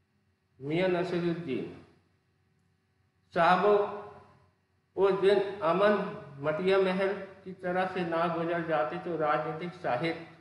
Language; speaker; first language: Hindi; native; Hindi